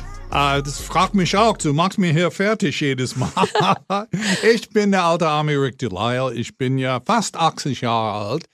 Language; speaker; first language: German; non-native, fluent; English